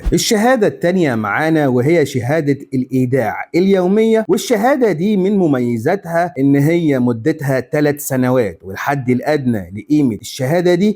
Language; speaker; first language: Arabic; native; Arabic